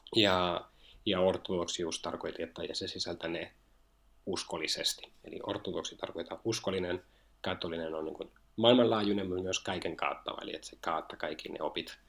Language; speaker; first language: Finnish; non-native, fluent; Spanish